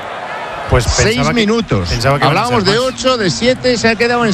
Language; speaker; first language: Spanish; native; Spanish